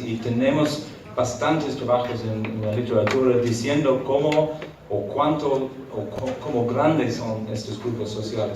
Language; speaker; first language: Spanish; non-native, fluent; English